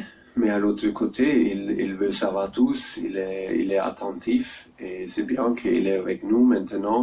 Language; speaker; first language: French; non-native, learner; German